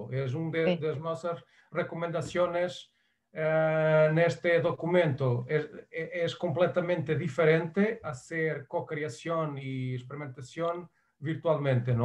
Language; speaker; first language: Spanish; non-native, fluent; Portuguese